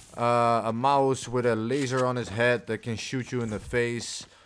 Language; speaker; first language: English; non-native, fluent; Dutch